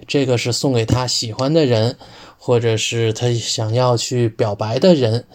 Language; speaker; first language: Chinese; native; Chinese